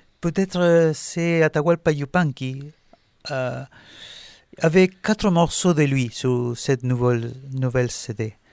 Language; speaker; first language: French; non-native, learner; Spanish